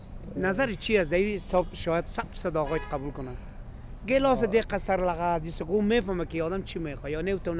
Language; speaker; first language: Persian; native; Persian